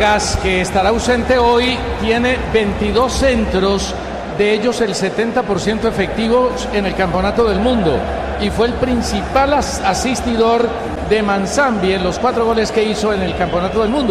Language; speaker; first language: Spanish; native; Spanish